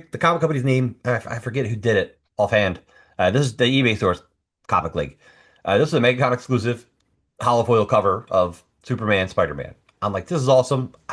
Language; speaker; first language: English; native; English